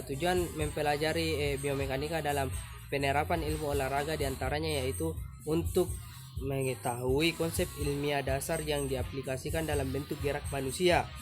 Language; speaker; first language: Indonesian; native; Indonesian